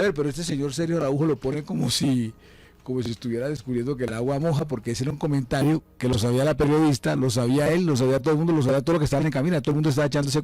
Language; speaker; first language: Spanish; native; Spanish